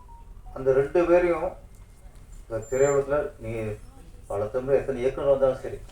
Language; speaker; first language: Tamil; native; Tamil